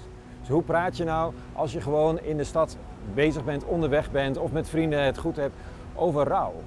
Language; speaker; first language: Dutch; native; Dutch